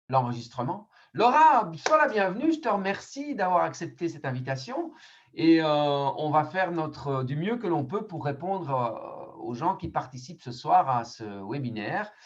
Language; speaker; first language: French; native; French